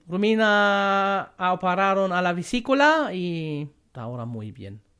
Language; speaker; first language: Spanish; non-native, fluent; German